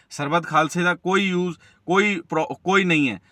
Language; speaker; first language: Hindi; non-native, local second language; Punjabi